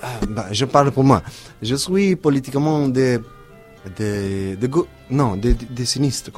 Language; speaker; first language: French; non-native, learner; Italian